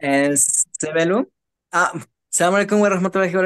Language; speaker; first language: Indonesian; non-native, learner; Spanish